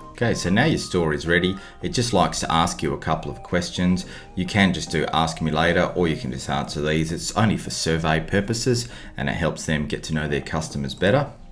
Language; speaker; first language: English; native; English